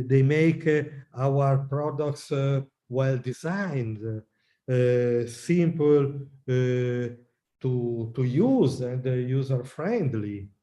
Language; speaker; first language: English; non-native, learner; Italian